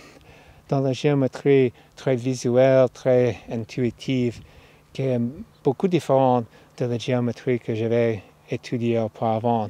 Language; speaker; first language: French; non-native, fluent; English